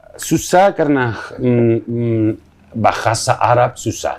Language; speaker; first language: Indonesian; non-native, learner; Spanish